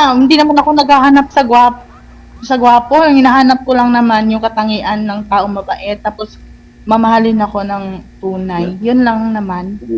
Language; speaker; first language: Filipino; non-native, local second language; Cebuano